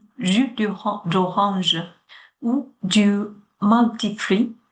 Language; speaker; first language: French; non-native, learner; Chinese